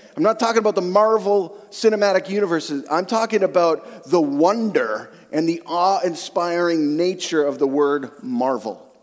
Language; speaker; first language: English; native; English